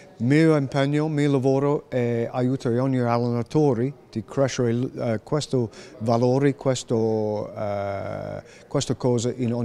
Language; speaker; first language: Italian; non-native, learner; English